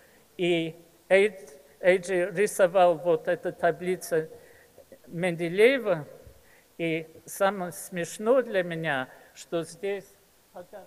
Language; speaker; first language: Russian; early bilingual, heritage; English